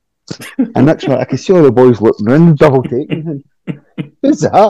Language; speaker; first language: English; native; English